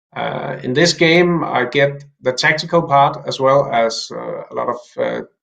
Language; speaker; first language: English; non-native, fluent; Danish